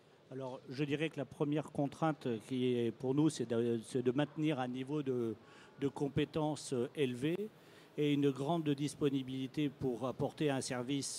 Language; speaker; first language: French; native; French